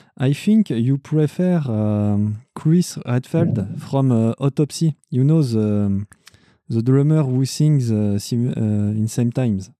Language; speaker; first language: English; non-native, learner; French